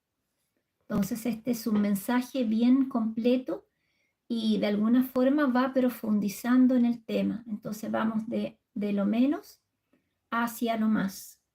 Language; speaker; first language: Spanish; native; Spanish